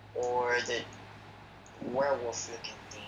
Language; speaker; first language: English; native; English